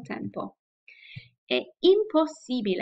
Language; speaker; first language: Italian; non-native, fluent; English